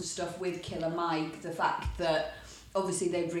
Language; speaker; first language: English; native; English